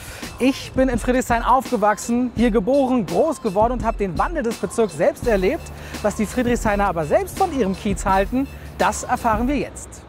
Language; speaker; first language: German; native; German